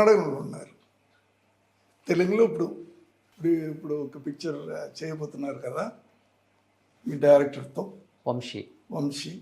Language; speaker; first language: Telugu; non-native, learner; Tamil